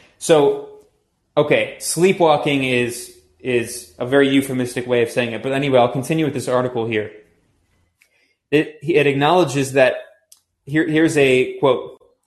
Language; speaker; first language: English; native; English